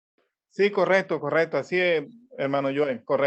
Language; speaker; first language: Spanish; native; Spanish